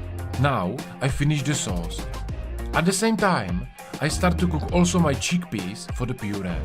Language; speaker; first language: English; non-native, fluent; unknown